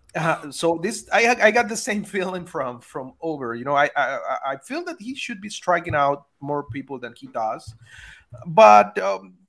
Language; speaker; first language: English; non-native, fluent; Spanish